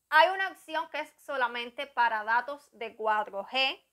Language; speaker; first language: Spanish; native; Spanish